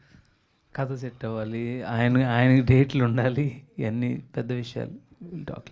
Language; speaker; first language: Telugu; native; Telugu